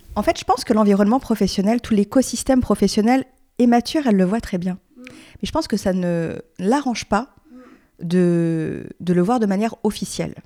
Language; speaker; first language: French; native; French